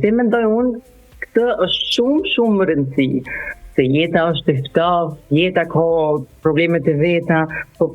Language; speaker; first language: Albanian; non-native, learner; German